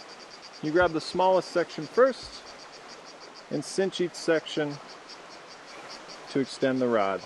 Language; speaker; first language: English; native; English